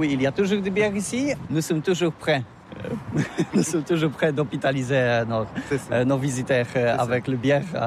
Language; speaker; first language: French; non-native, learner; Polish